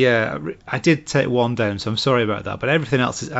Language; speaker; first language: English; native; English